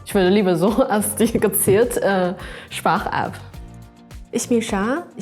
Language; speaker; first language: German; non-native, fluent; Chinese